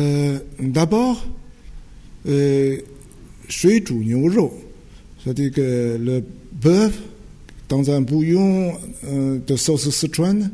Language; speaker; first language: French; non-native, fluent; Chinese